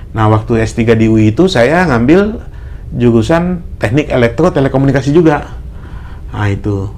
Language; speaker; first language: Indonesian; native; Indonesian